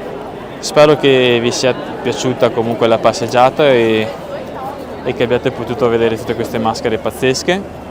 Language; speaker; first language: Italian; native; Italian